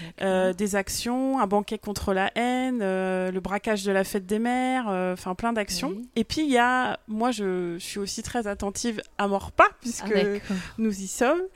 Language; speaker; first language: French; native; French